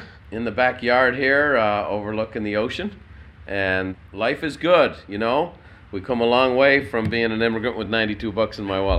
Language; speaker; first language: English; native; English